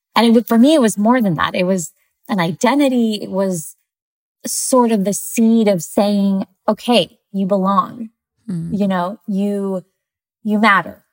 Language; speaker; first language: English; early bilingual, other home language; Spanish